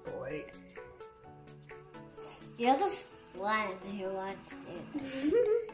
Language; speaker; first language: English; native; English